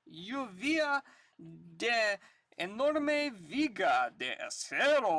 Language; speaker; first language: Spanish; non-native, learner; English